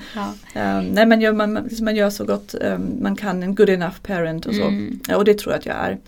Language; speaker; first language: Swedish; non-native, fluent; German